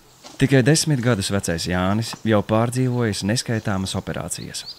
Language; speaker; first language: Latvian; native; Latvian